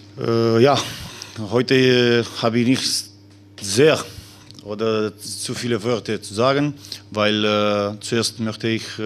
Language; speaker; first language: German; non-native, learner; Romanian